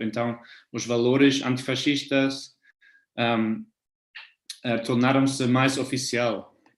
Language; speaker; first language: Portuguese; non-native, fluent; German